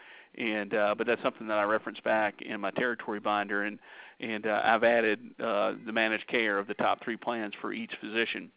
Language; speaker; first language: English; native; English